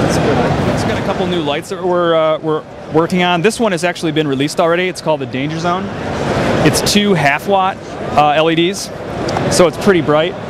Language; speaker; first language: English; native; English